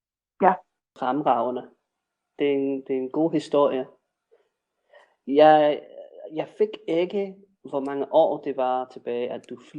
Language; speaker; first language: Danish; non-native, fluent; English